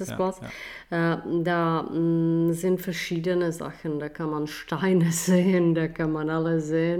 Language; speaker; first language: German; non-native, fluent; Czech